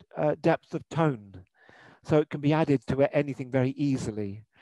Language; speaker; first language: English; native; English